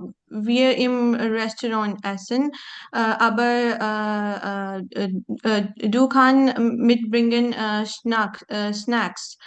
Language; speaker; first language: German; non-native, learner; Urdu